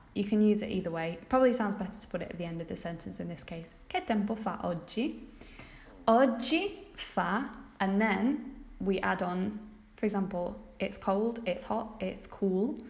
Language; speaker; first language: English; native; English